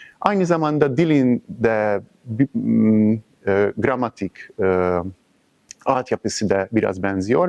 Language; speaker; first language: Turkish; non-native, fluent; Hungarian